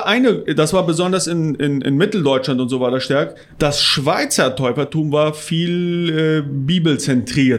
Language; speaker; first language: German; non-native, local second language; Plautdietsch